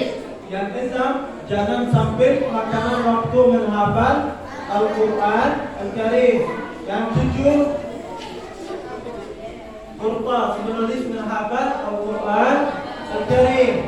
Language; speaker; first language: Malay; non-native, learner; Arabic